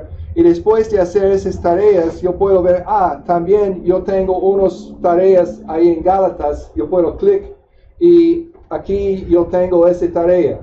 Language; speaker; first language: Spanish; non-native, fluent; English